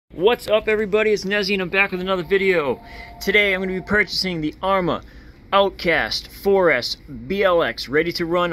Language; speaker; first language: English; native; English